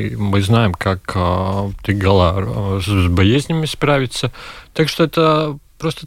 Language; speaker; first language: Russian; non-native, local second language; Latvian